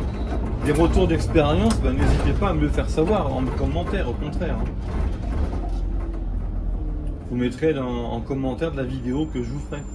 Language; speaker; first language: French; native; French